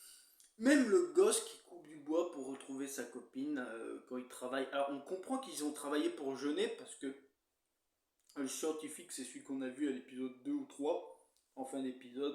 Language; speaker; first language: French; native; French